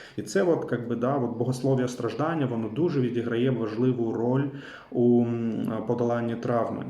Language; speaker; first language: Ukrainian; non-native, local second language; Russian